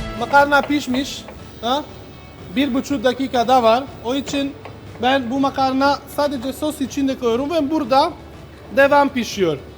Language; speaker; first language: Turkish; non-native, learner; Italian